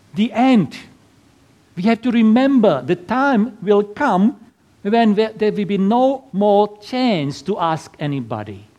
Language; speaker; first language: English; non-native, fluent; Slovak